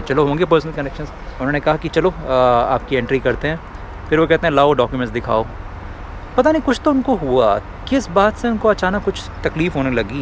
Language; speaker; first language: Hindi; native; Hindi